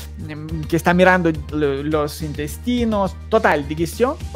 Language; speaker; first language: Spanish; non-native, learner; Ukrainian